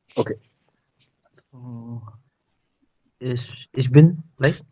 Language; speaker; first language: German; non-native, learner; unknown